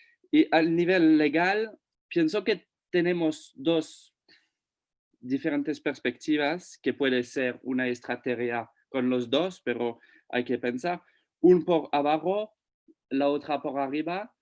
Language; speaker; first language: Spanish; non-native, fluent; French